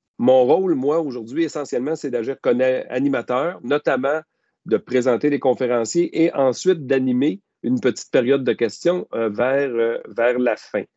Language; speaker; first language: French; native; French